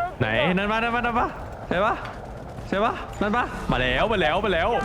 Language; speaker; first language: Thai; native; Thai